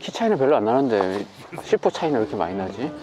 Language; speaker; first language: Korean; native; Korean